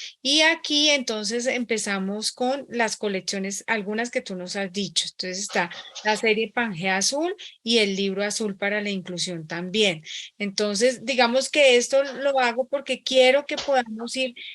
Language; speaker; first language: Spanish; native; Spanish